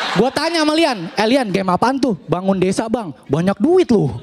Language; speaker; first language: Indonesian; native; Indonesian